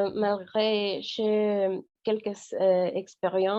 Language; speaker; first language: French; non-native, learner; Spanish